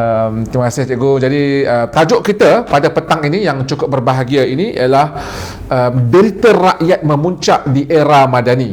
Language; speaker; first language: Malay; native; Malay